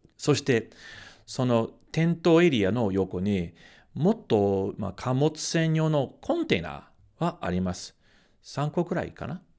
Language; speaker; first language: Japanese; non-native, fluent; English